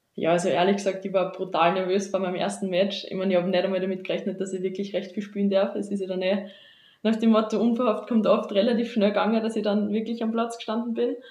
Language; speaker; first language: German; native; German